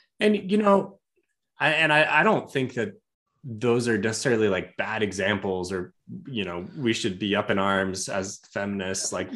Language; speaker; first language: English; native; English